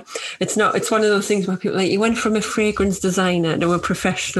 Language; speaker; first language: English; native; English